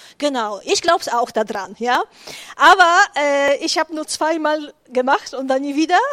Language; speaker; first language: German; non-native, fluent; Polish